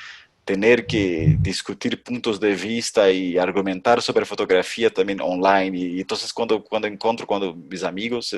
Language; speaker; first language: Spanish; non-native, fluent; Portuguese